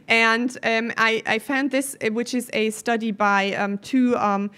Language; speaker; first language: English; non-native, fluent; German